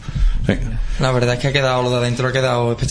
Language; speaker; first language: Spanish; native; Spanish